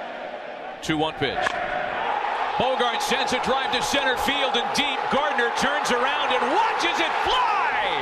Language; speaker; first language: English; native; English